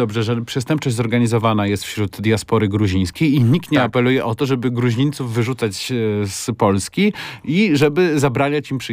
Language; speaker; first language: Polish; native; Polish